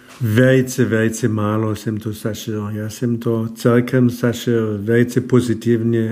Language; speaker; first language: Czech; non-native, fluent; German